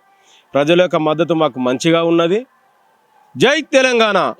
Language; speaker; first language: Telugu; native; Telugu